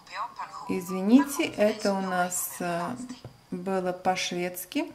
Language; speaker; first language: Russian; non-native, local second language; Latvian